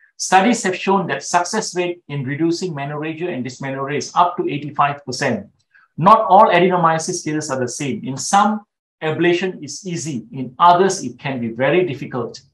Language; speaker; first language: English; non-native, local second language; Tamil